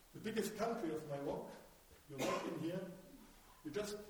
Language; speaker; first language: English; non-native, fluent; German